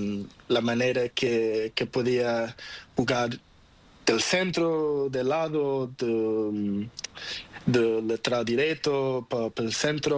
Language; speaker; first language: Spanish; non-native, learner; Portuguese